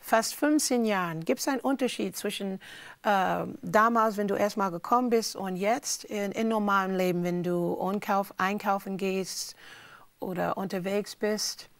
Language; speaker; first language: German; non-native, fluent; English